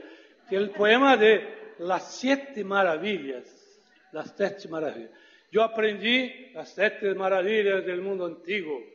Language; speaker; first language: Portuguese; non-native, fluent; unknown